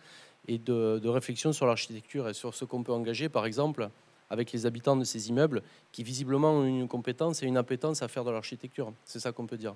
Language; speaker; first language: French; native; French